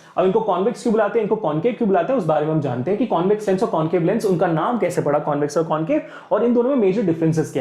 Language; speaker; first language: Hindi; native; Hindi